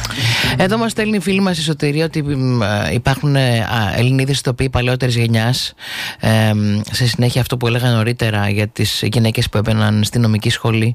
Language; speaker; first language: Greek; native; Greek